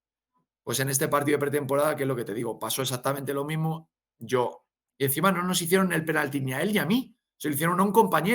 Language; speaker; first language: Spanish; native; Spanish